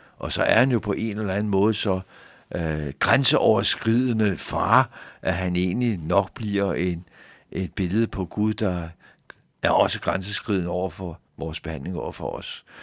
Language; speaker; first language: Danish; native; Danish